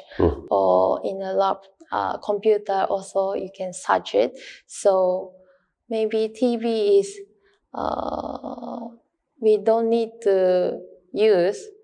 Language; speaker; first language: English; non-native, learner; Japanese